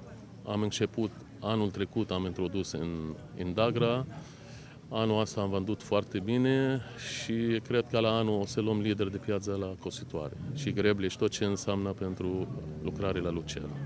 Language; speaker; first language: Romanian; non-native, fluent; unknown